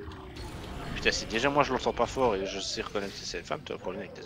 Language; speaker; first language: French; native; French